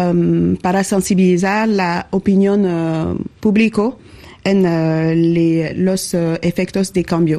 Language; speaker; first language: Spanish; non-native, learner; French